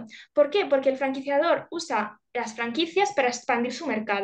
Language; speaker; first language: Spanish; native; Spanish